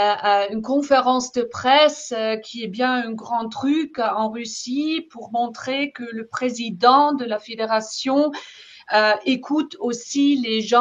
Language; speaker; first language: French; non-native, fluent; German